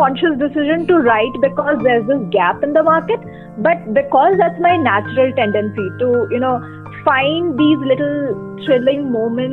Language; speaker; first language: English; non-native, local second language; Bangla